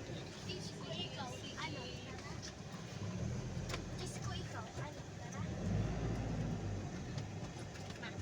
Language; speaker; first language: Filipino; non-native, local second language; Bikol